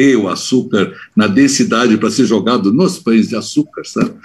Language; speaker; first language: Portuguese; native; Portuguese